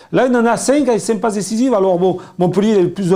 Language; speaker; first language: French; native; French